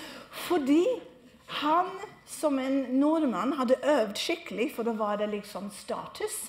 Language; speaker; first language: Norwegian; non-native, fluent; English